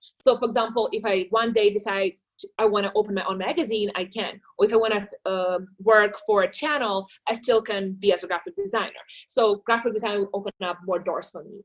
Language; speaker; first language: English; non-native, fluent; Ukrainian